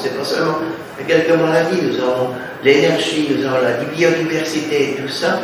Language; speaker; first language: French; non-native, fluent; German